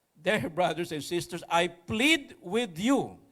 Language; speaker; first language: English; non-native, local second language; Filipino